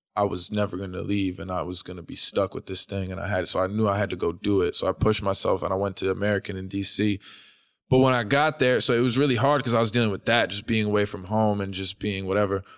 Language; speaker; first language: English; native; English